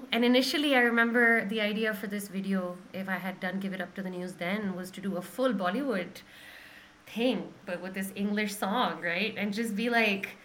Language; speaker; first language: English; non-native, local second language; Urdu